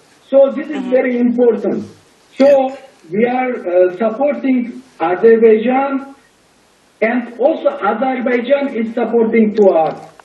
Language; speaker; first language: English; non-native, learner; Turkish